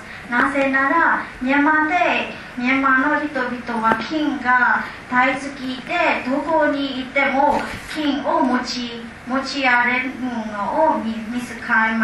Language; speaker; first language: Japanese; non-native, learner; Burmese